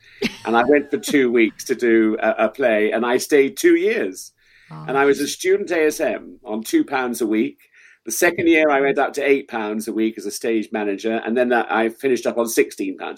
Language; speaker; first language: English; native; English